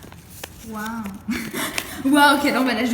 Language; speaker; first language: French; native; French